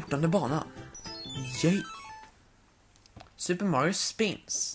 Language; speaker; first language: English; non-native, learner; Swedish